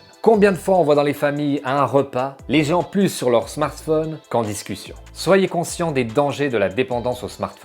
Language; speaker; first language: French; native; French